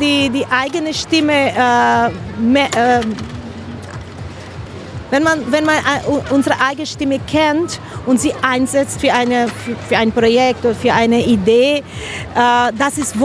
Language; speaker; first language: German; non-native, fluent; Spanish